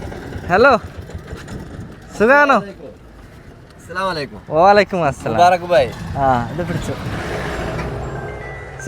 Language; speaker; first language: Malayalam; non-native, learner; Bangla